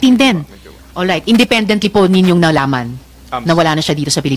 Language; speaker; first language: Filipino; native; Filipino